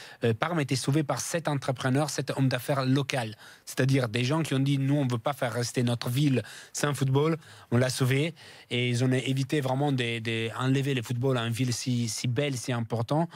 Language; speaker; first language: French; non-native, fluent; Italian